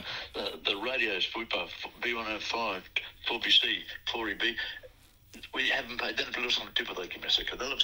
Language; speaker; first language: Greek; early bilingual, heritage; Greek